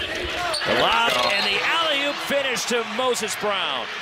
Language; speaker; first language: English; native; English